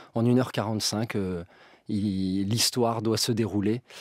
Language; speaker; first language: French; native; French